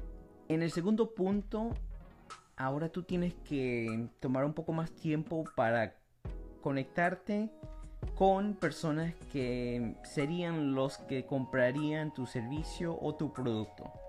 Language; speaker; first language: Spanish; early bilingual, heritage; Spanish